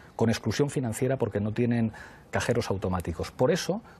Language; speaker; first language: Spanish; native; Spanish